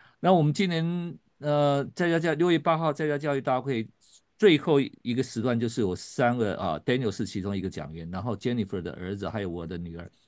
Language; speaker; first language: Chinese; native; Chinese